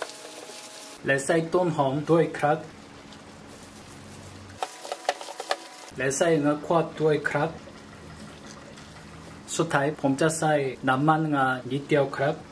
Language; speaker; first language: Thai; non-native, learner; Korean